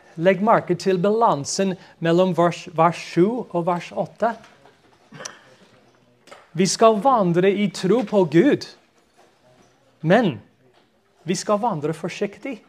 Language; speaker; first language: Norwegian; non-native, fluent; English